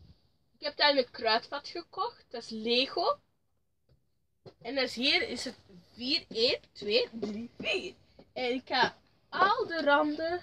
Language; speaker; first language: Dutch; early bilingual, other home language; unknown